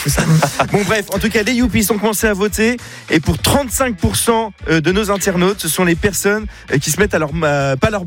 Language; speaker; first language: French; native; French